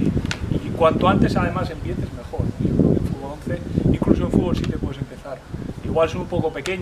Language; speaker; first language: Spanish; native; Spanish